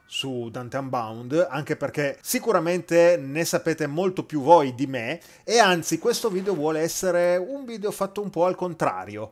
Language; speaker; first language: Italian; native; Italian